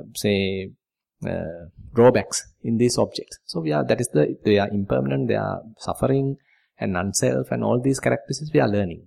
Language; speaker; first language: English; non-native, local second language; Sinhala